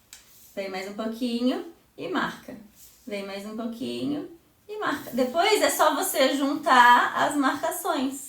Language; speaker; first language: Portuguese; native; Portuguese